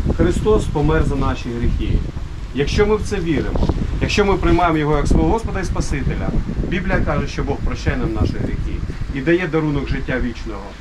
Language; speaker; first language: Ukrainian; non-native, local second language; Russian